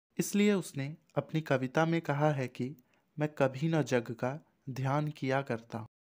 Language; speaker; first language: Hindi; native; Hindi